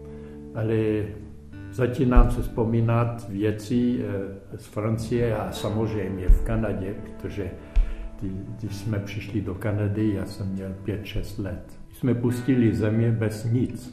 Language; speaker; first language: Czech; early bilingual, heritage; Czech